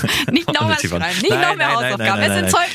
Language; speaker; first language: German; native; German